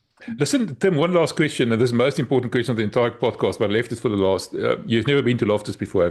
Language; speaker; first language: English; non-native, local second language; Afrikaans